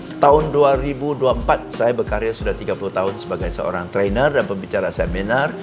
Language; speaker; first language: Indonesian; non-native, fluent; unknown